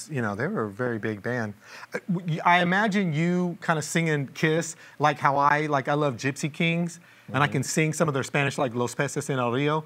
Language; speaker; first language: English; native; English